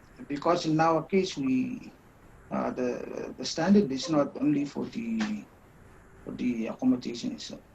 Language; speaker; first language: English; non-native, fluent; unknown